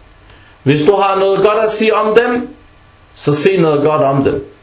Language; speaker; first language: Danish; early bilingual, other home language; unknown